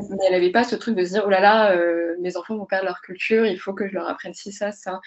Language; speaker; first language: French; native; French